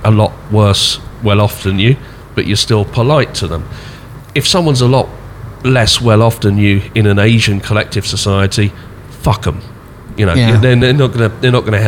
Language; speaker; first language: English; native; English